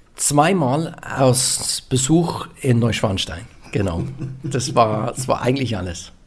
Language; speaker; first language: German; non-native, fluent; Norwegian